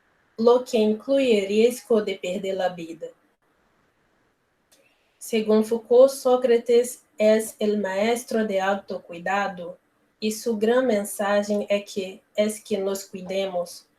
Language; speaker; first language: Spanish; non-native, learner; Portuguese